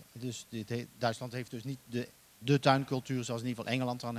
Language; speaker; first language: Dutch; native; Dutch